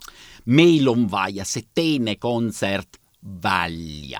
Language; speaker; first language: Estonian; non-native, learner; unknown